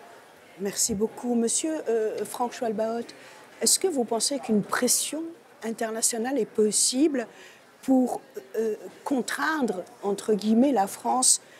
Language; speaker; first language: French; native; French